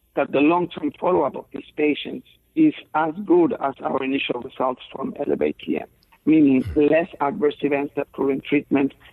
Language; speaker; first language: English; non-native, fluent; Spanish